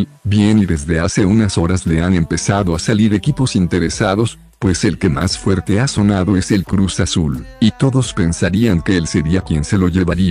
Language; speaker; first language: Spanish; native; Spanish